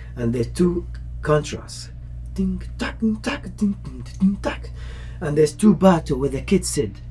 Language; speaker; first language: English; non-native, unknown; Arabic